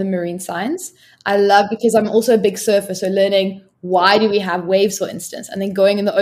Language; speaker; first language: English; non-native, local second language; Afrikaans